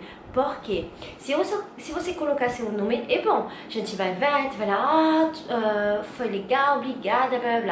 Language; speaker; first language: Portuguese; non-native, learner; French